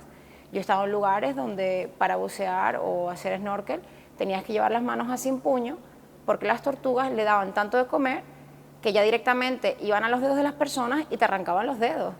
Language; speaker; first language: Spanish; native; Spanish